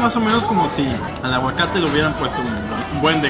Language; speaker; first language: Spanish; native; Spanish